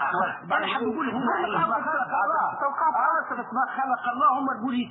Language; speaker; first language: Arabic; native; Arabic